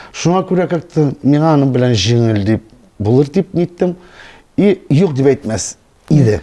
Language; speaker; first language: Tatar; non-native, local second language; Russian